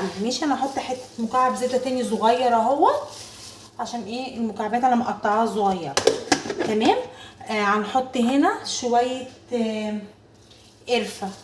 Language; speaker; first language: Arabic; native; Arabic